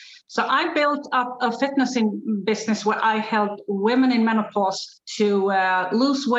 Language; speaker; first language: English; non-native, fluent; Swedish